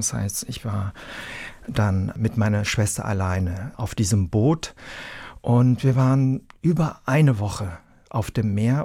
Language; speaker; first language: German; early bilingual, other home language; Vietnamese